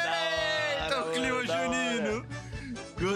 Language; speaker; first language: Portuguese; native; Portuguese